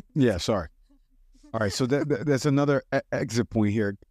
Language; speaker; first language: English; early bilingual, other home language; Hindi